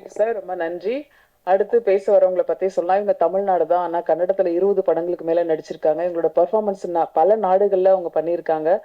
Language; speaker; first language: Tamil; native; Tamil